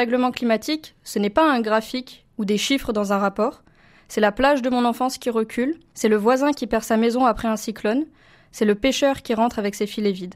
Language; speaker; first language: French; native; French